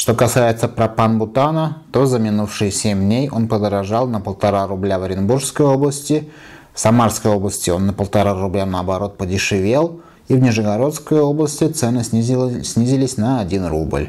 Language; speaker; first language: Russian; native; Russian